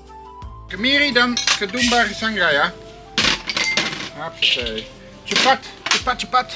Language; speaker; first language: Indonesian; non-native, learner; Dutch